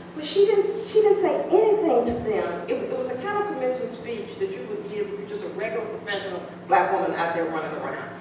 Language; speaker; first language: English; native; English